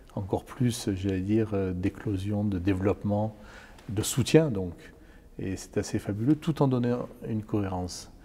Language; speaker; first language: French; native; French